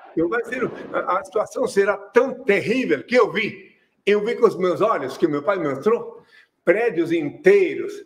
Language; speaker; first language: Portuguese; non-native, fluent; French